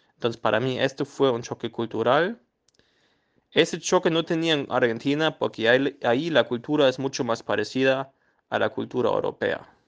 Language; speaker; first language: Spanish; non-native, fluent; German